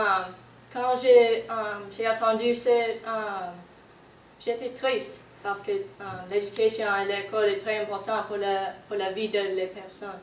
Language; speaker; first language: French; non-native, learner; English